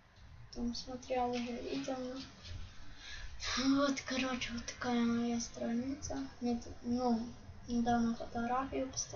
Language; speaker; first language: Russian; non-native, local second language; Ukrainian